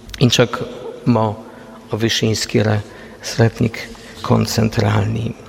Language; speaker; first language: Hungarian; non-native, fluent; Polish